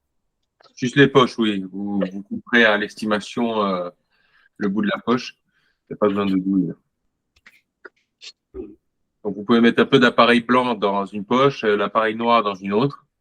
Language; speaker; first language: French; native; French